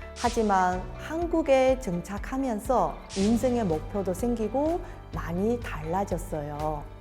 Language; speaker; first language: Korean; non-native, fluent; Chinese